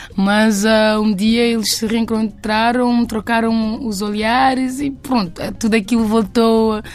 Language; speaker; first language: Portuguese; non-native, local second language; Kabuverdianu